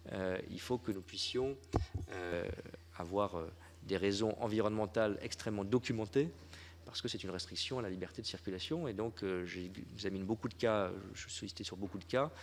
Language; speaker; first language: French; native; French